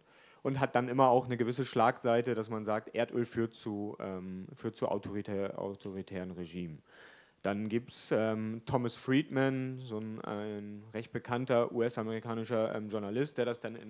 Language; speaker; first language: German; native; German